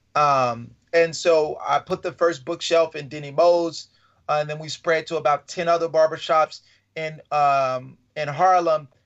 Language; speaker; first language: English; native; English